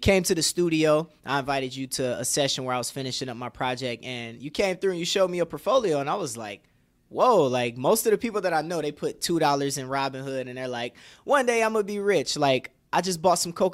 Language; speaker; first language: English; native; English